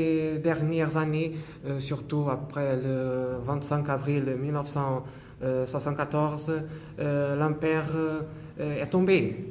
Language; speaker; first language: French; non-native, fluent; Portuguese